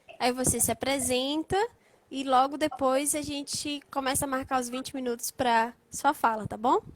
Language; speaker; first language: Portuguese; native; Portuguese